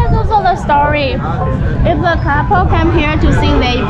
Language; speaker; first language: English; non-native, learner; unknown